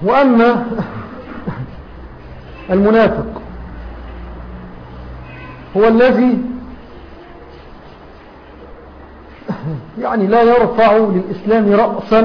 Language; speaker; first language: Arabic; native; Arabic